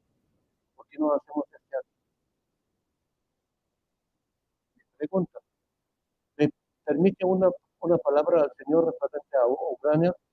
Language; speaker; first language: Spanish; non-native, fluent; German